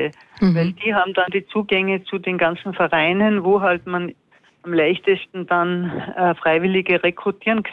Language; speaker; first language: German; native; German